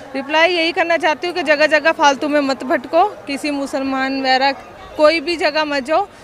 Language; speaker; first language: Hindi; native; Hindi